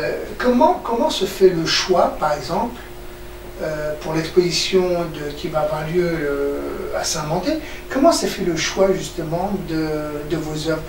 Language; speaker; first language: French; native; French